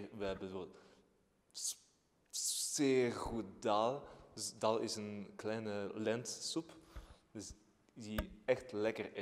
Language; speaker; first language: Dutch; non-native, local second language; French